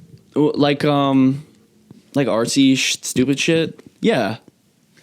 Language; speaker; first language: English; native; English